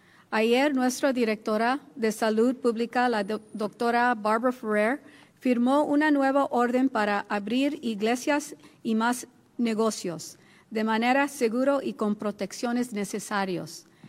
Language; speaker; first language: Spanish; early bilingual, heritage; Spanish